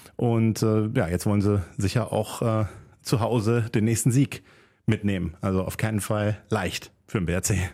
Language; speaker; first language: German; native; German